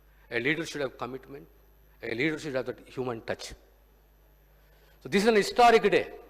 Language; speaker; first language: English; non-native, local second language; Telugu